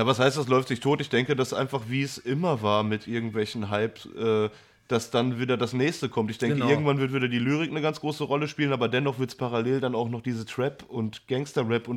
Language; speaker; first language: German; native; German